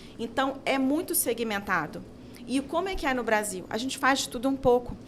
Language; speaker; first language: Portuguese; native; Portuguese